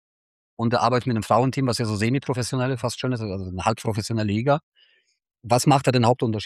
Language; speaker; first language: German; native; German